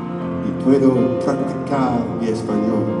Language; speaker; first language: Spanish; non-native, learner; English